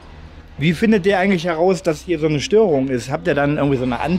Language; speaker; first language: German; native; German